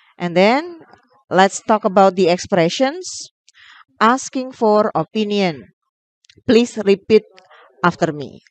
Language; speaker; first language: English; non-native, local second language; Indonesian